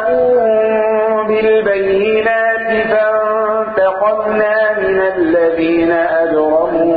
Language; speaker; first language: Arabic; native; Arabic